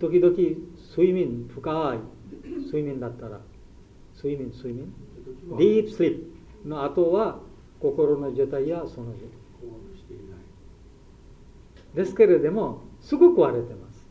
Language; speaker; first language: Japanese; non-native, learner; Bangla